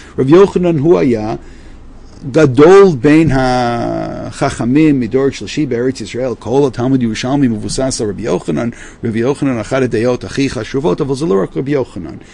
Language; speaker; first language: Hebrew; non-native, fluent; English